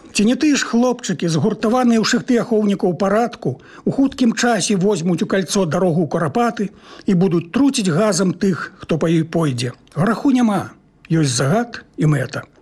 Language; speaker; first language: Belarusian; native; Belarusian